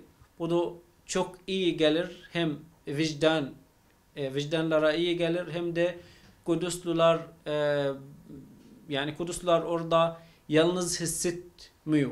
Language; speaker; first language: Turkish; non-native, fluent; Arabic